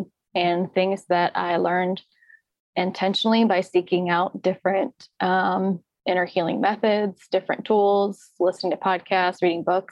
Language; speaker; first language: English; native; English